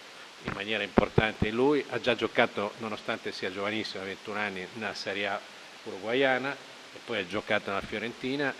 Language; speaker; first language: Italian; native; Italian